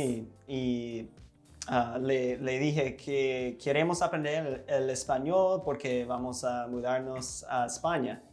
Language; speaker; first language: Spanish; non-native, fluent; English